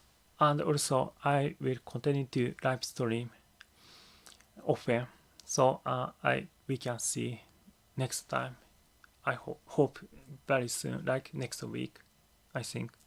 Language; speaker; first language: English; non-native, learner; Japanese